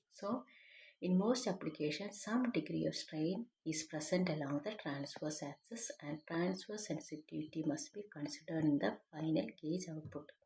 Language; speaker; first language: English; non-native, local second language; Malayalam